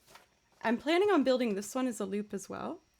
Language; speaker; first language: English; native; English